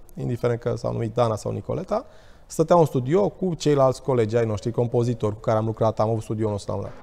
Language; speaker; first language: Romanian; native; Romanian